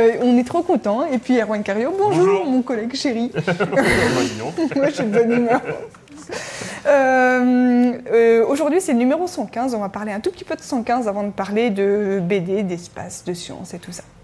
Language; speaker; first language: French; native; French